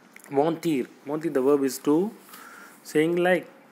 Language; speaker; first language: English; non-native, local second language; Tamil